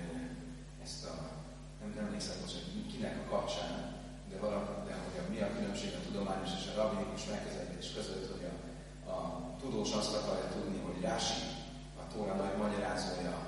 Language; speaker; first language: Hungarian; native; Hungarian